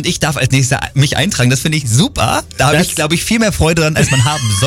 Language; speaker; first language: German; native; German